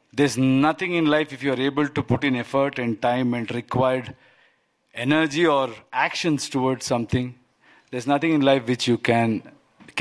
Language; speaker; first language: English; non-native, local second language; Kannada